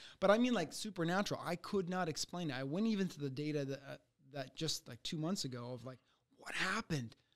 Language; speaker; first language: English; early bilingual, other home language; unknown